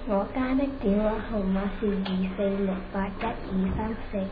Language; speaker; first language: Chinese; early bilingual, heritage; Chinese